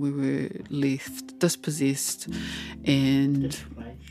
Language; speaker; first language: English; non-native, local second language; Māori